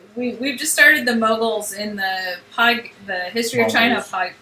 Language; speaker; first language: English; native; English